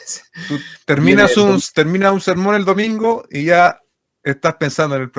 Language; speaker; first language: Spanish; native; Spanish